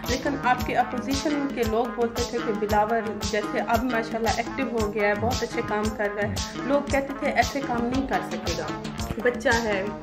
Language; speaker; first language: Urdu; non-native, local second language; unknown